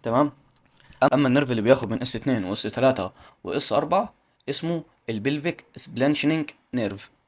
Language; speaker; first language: Arabic; native; Arabic